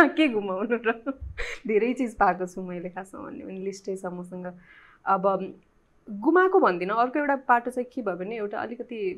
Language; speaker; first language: Nepali; native; Nepali